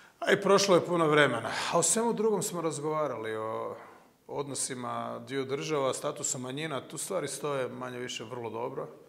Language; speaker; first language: Croatian; native; Croatian